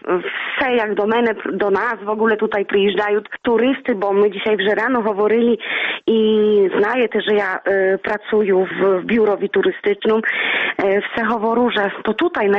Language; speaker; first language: Polish; non-native, local second language; Belarusian